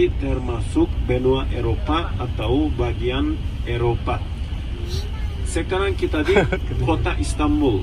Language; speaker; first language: Indonesian; non-native, fluent; Turkish